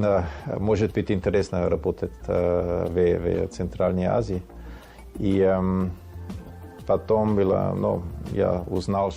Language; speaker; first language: Russian; non-native, fluent; German